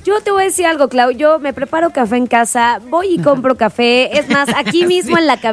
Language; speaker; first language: Spanish; native; Spanish